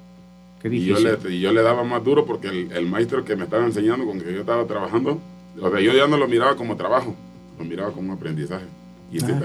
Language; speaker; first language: Spanish; non-native, local second language; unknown